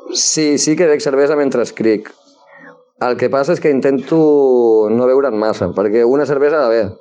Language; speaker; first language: Catalan; non-native, local second language; Spanish